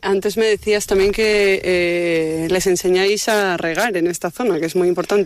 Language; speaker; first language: Spanish; native; Spanish